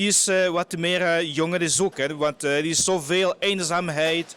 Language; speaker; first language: Dutch; non-native, fluent; Portuguese